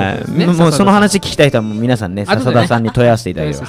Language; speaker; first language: Japanese; native; Japanese